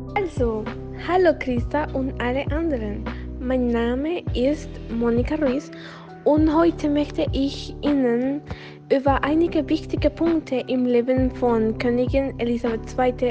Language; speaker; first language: German; non-native, learner; Spanish